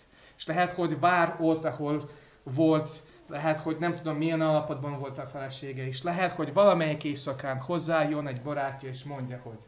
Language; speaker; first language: Hungarian; non-native, fluent; English